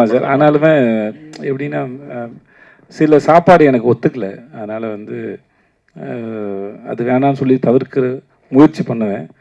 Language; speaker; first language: Tamil; native; Tamil